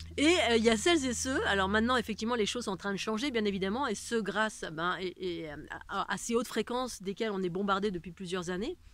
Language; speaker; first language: French; native; French